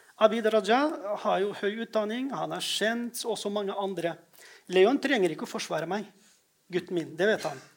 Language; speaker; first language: Norwegian; non-native, fluent; Kurdish